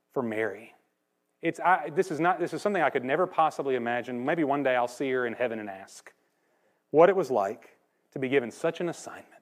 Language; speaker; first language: English; native; English